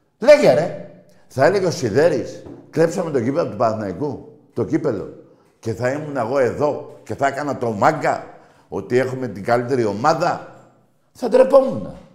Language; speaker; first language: Greek; native; Greek